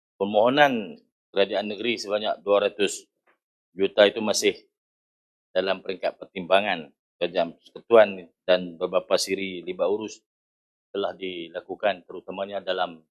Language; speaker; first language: Malay; native; Malay